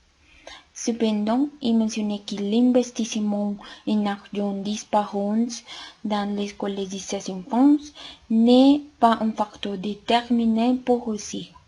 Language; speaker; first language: French; non-native, learner; Spanish